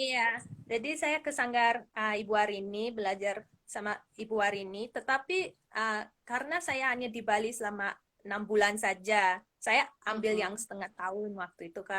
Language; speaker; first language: Indonesian; non-native, fluent; English